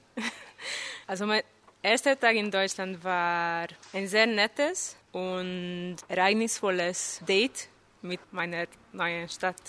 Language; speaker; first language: German; non-native, fluent; Hungarian